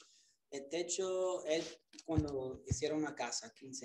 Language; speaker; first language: Spanish; early bilingual, other home language; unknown